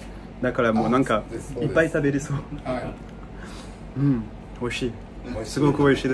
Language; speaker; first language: Japanese; non-native, fluent; French